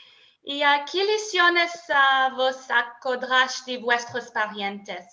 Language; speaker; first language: Spanish; non-native, learner; English